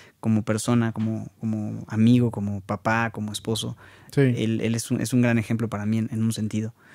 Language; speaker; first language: Spanish; native; Spanish